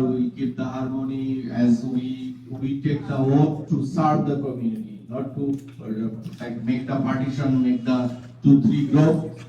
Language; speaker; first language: English; non-native, local second language; Bangla